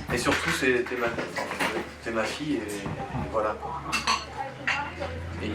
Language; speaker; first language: French; native; French